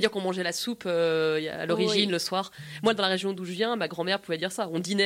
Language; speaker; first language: French; native; French